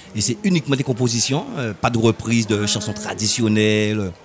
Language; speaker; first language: French; native; French